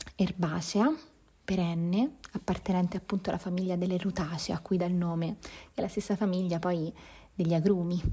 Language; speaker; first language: Italian; native; Italian